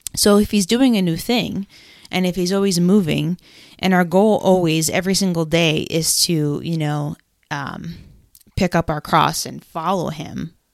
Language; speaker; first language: English; native; English